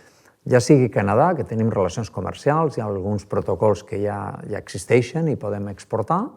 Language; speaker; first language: Catalan; native; Catalan